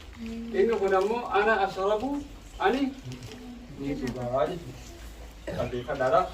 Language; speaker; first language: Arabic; non-native, fluent; Oromo